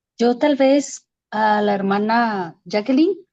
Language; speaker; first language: Spanish; native; Spanish